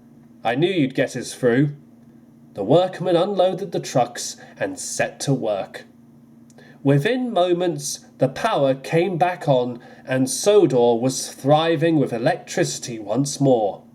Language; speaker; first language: English; native; English